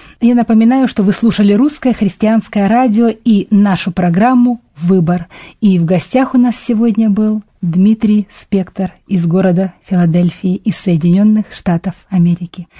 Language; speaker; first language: Russian; native; Russian